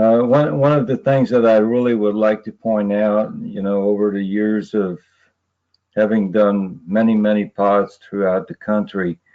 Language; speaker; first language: English; native; English